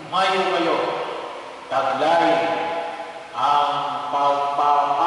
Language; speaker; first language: Filipino; native; Filipino